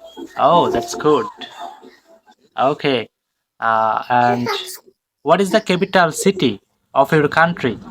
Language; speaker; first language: English; non-native, fluent; Bangla